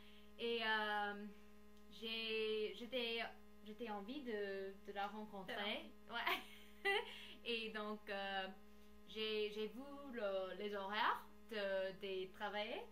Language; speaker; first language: French; non-native, learner; English